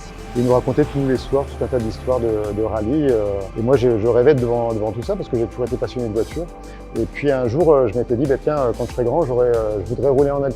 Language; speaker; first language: French; native; French